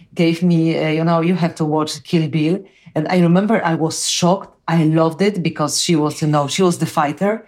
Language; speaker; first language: English; non-native, fluent; Polish